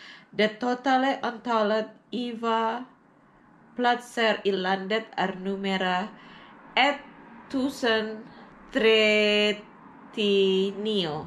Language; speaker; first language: Swedish; non-native, learner; Indonesian